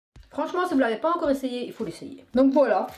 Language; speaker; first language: French; native; French